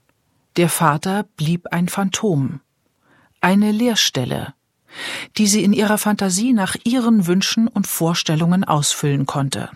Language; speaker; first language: German; native; German